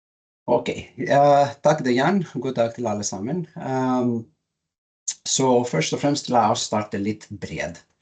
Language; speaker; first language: Norwegian; non-native, learner; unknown